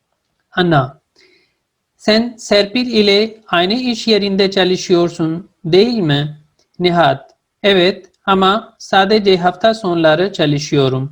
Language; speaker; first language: Turkish; non-native, fluent; Urdu